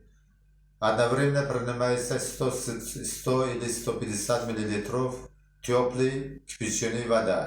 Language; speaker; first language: Russian; non-native, local second language; Uzbek